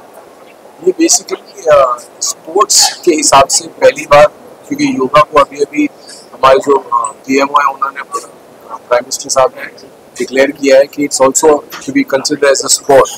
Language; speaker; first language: Hindi; native; Hindi